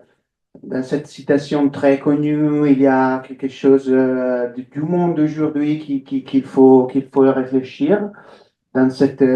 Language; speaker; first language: French; non-native, fluent; Italian